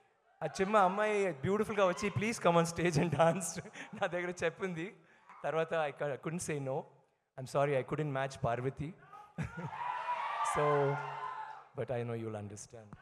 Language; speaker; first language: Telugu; non-native, learner; Tamil